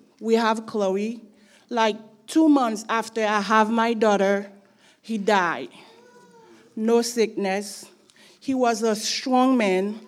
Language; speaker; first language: English; non-native, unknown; Haitian Creole